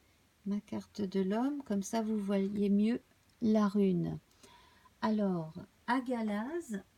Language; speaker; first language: French; native; French